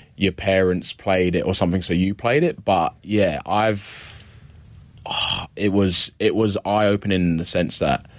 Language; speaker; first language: English; native; English